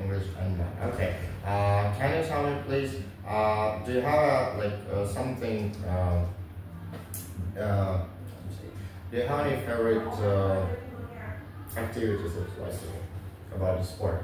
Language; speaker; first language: English; non-native, learner; Vietnamese